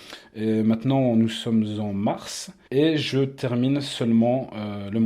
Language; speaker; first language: French; native; French